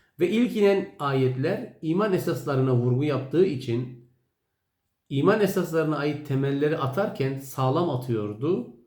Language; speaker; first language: Turkish; native; Turkish